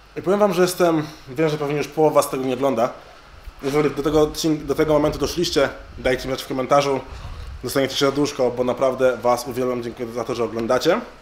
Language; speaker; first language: Polish; early bilingual, other home language; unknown